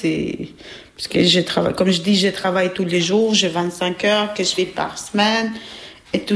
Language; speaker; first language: French; non-native, learner; Albanian